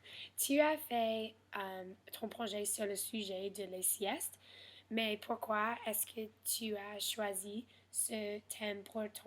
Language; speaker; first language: French; non-native, learner; English